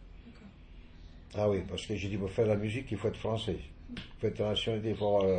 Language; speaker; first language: French; non-native, fluent; Italian